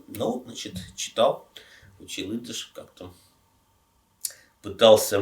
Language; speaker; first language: Russian; native; Russian